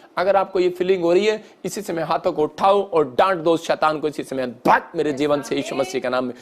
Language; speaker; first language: Hindi; non-native, local second language; Punjabi